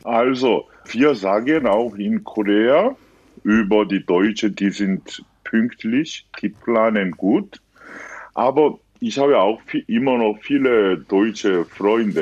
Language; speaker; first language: German; non-native, fluent; Korean